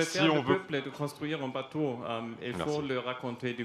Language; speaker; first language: French; non-native, learner; German